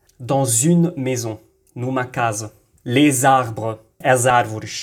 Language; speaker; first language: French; non-native, local second language; Arabic